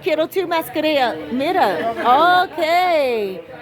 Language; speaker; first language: Spanish; non-native, learner; English